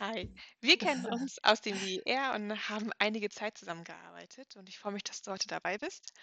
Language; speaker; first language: German; native; German